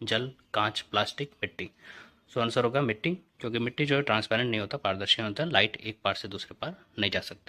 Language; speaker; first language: Hindi; native; Hindi